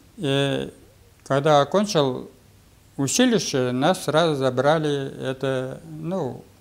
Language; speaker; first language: Russian; non-native, local second language; Bashkir